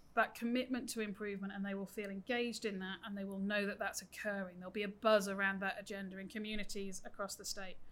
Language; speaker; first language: English; native; English